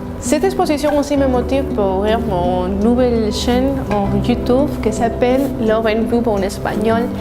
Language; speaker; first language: French; non-native, learner; Spanish